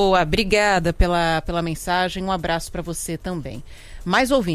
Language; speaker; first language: Portuguese; native; Portuguese